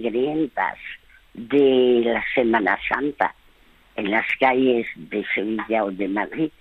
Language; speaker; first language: Spanish; early bilingual, other home language; French